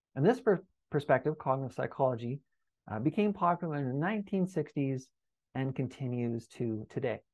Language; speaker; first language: English; native; English